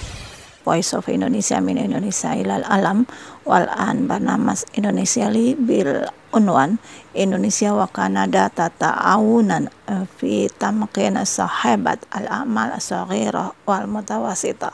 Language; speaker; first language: Arabic; non-native, learner; Indonesian